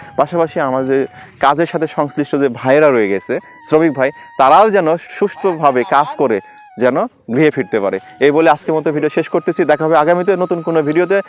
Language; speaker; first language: Bangla; native; Bangla